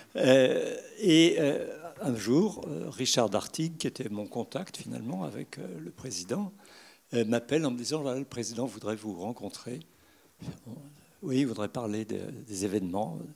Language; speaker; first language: French; native; French